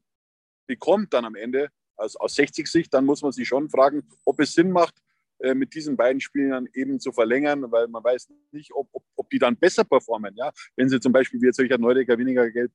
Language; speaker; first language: German; native; German